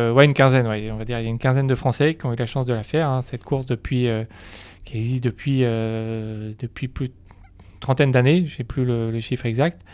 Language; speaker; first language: French; native; French